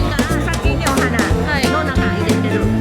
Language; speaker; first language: Japanese; non-native, learner; Thai